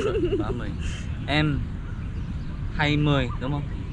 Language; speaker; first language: Vietnamese; non-native, learner; Korean